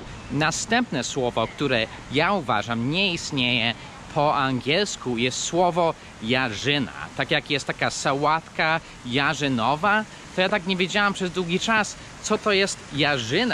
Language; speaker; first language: Polish; early bilingual, heritage; Polish